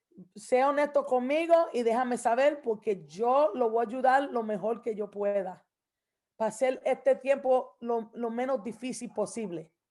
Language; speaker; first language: Spanish; early bilingual, heritage; Spanish